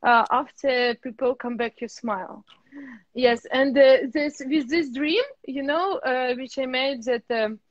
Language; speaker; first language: English; non-native, learner; Russian